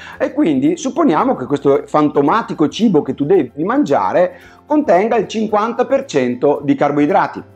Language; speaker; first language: Italian; native; Italian